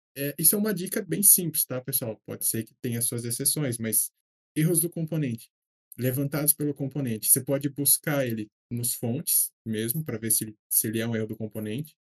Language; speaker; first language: Portuguese; native; Portuguese